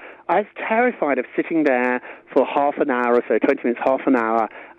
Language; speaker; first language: English; native; English